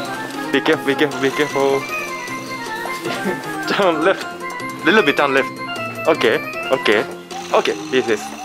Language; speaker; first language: English; non-native, learner; Japanese